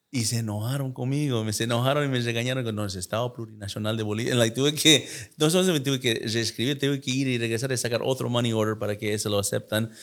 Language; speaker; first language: Spanish; early bilingual, heritage; Spanish